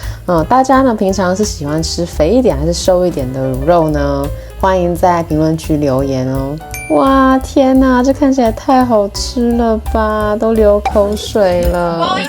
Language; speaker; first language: Chinese; native; Chinese